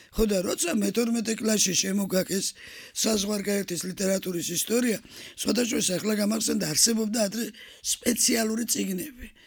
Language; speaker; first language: Georgian; native; Georgian